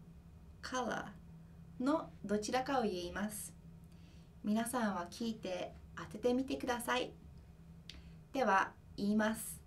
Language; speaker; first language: Japanese; non-native, fluent; English